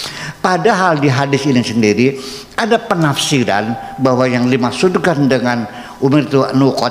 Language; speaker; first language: Indonesian; native; Indonesian